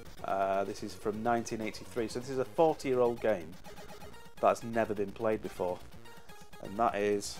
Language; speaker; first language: English; native; English